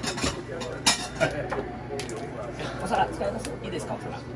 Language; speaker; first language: Japanese; native; Japanese